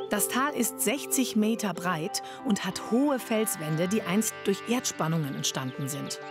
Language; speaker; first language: German; native; German